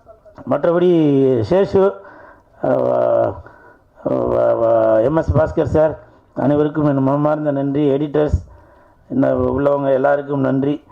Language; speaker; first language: Tamil; native; Tamil